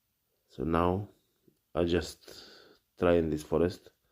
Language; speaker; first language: English; non-native, learner; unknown